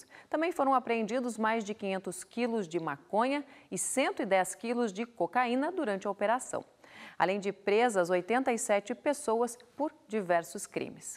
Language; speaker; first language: Portuguese; native; Portuguese